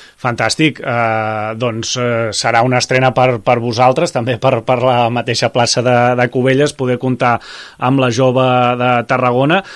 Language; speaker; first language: Catalan; native; Catalan